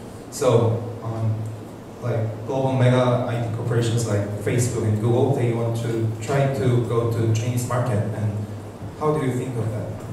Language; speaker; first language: English; non-native, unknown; Korean